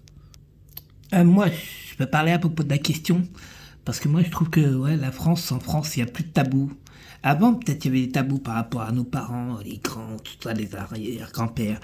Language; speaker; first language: French; native; French